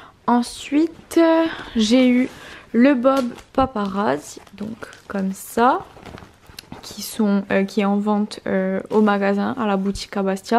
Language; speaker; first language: French; native; French